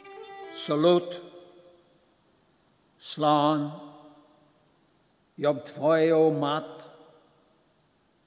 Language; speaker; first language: English; native; English